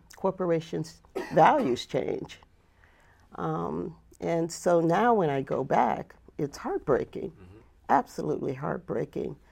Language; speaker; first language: English; native; English